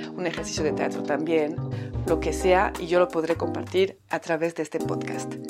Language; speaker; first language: Spanish; non-native, fluent; French